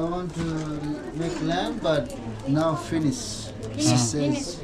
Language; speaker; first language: English; non-native, learner; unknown